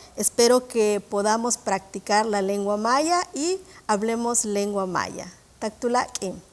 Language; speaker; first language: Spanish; non-native, local second language; Yucateco